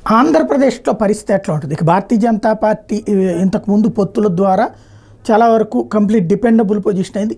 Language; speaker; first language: Telugu; native; Telugu